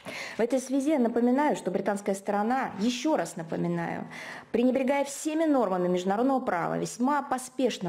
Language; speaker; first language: Russian; native; Russian